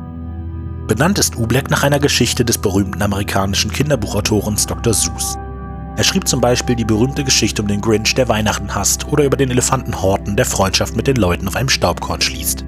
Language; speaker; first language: German; native; German